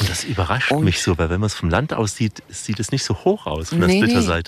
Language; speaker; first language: German; native; German